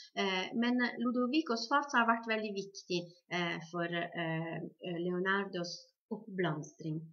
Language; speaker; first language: Norwegian; non-native, fluent; Italian